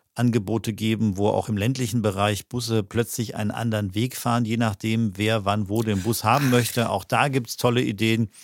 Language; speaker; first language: German; native; German